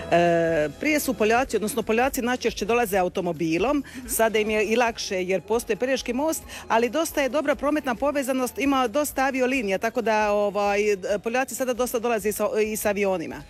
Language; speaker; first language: Serbian; native; Serbian